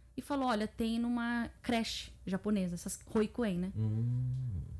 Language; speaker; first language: Portuguese; early bilingual, heritage; Portuguese